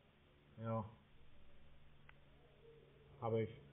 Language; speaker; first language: German; native; German